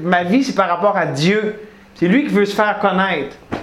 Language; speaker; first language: French; native; French